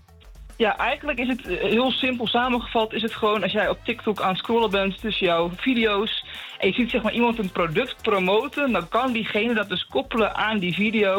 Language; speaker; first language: Dutch; native; Dutch